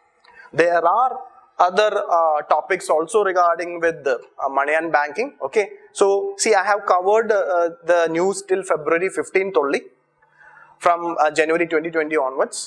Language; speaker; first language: English; non-native, local second language; Malayalam